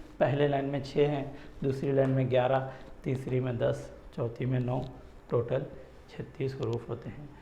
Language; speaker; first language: Urdu; native; Urdu